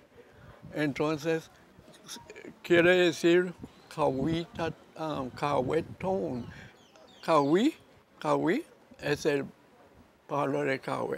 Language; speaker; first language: Spanish; non-native, local second language; English